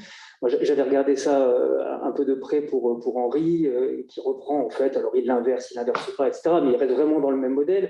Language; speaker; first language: French; native; French